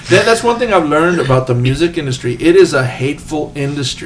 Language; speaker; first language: English; early bilingual, other home language; Spanish